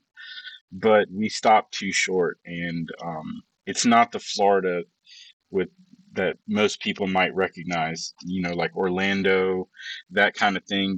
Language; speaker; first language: English; early bilingual, other home language; Spanish